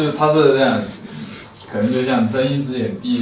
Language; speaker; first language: Chinese; native; Chinese